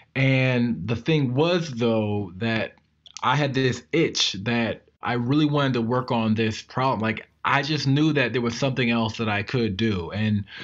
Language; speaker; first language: English; native; English